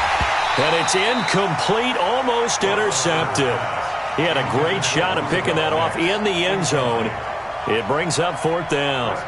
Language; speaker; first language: English; native; English